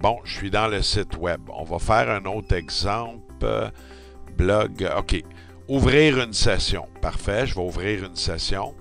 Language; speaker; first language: French; native; French